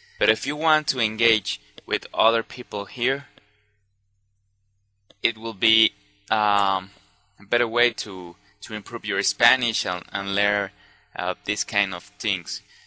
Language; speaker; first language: English; non-native, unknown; Spanish